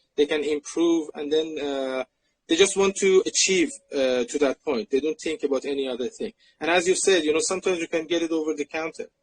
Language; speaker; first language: English; non-native, fluent; Persian